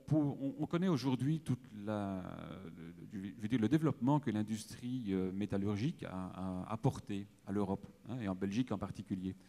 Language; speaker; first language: French; native; French